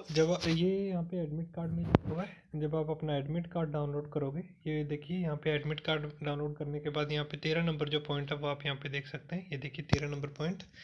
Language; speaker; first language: Hindi; non-native, local second language; Punjabi